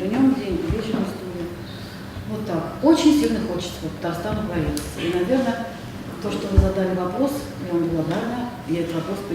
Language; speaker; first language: Russian; native; Russian